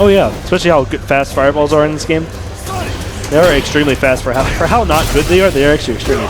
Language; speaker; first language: English; native; English